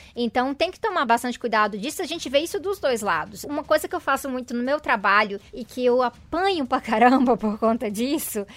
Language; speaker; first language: Portuguese; native; Portuguese